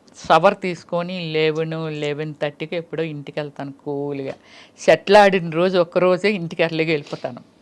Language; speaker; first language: Telugu; native; Telugu